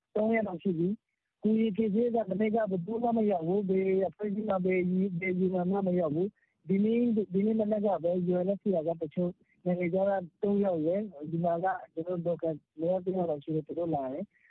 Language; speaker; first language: Burmese; non-native, local second language; Rohingya